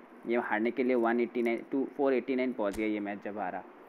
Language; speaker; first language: Hindi; non-native, local second language; Bangla